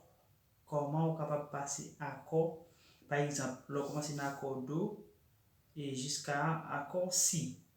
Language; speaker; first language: French; non-native, local second language; Haitian Creole